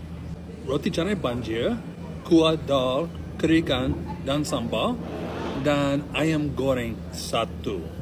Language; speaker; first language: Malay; non-native, learner; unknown